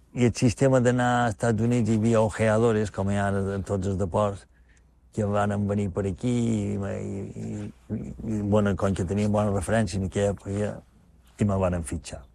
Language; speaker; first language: Catalan; native; Catalan